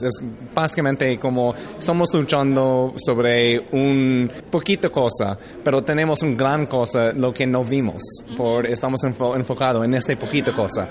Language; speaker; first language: Spanish; early bilingual, heritage; English